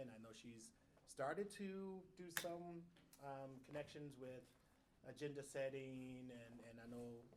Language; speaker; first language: English; native; English